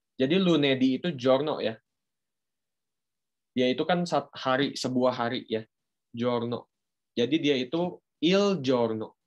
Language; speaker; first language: Indonesian; native; Indonesian